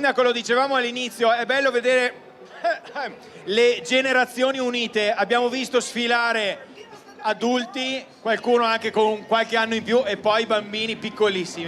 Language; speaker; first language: Italian; native; Italian